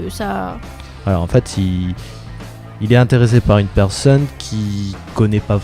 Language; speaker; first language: French; native; French